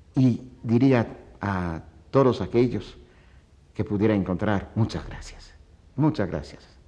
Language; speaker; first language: Spanish; early bilingual, other home language; Polish